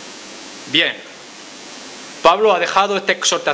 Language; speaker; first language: Spanish; native; Spanish